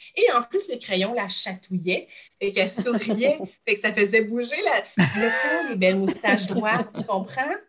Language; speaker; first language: French; native; French